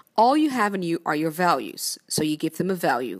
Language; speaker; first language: English; non-native, fluent; Dutch